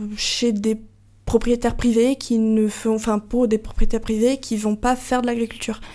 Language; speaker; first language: French; non-native, fluent; Portuguese